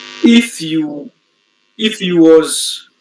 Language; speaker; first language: English; non-native, learner; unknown